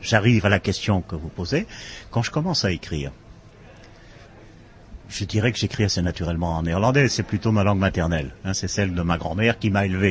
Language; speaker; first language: French; non-native, local second language; Dutch